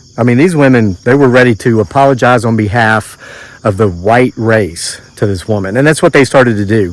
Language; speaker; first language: English; native; English